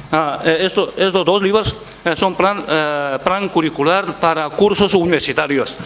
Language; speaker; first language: Spanish; non-native, fluent; Chinese